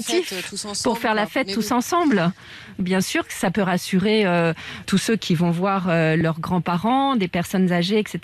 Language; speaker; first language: French; native; French